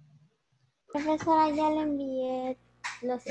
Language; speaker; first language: Spanish; native; Spanish